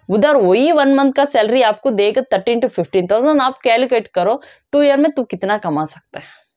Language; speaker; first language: Hindi; non-native, local second language; Kannada